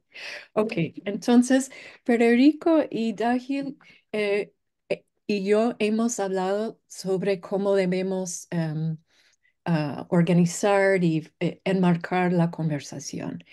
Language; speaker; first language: Spanish; non-native, fluent; English